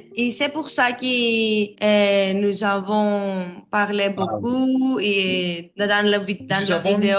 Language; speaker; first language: French; non-native, learner; Greek